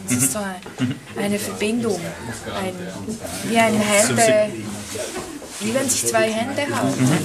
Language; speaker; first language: German; non-native, fluent; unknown